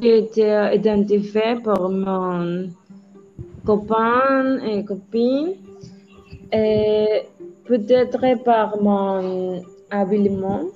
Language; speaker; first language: French; non-native, learner; Spanish